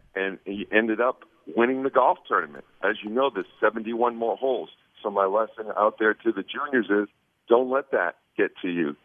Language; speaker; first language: English; native; English